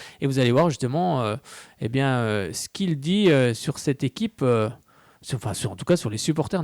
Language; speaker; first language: French; native; French